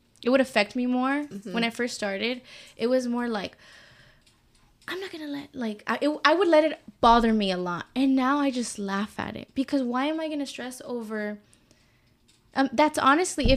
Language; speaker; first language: English; early bilingual, other home language; Spanish